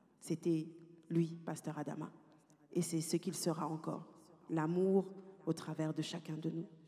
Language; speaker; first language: French; native; French